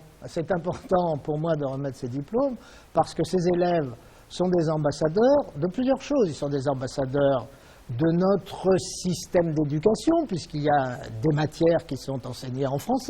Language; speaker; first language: French; native; French